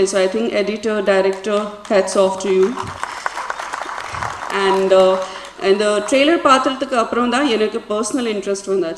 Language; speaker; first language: Tamil; non-native, learner; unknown